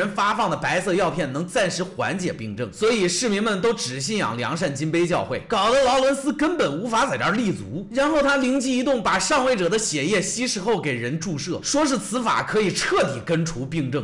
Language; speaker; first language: Chinese; native; Chinese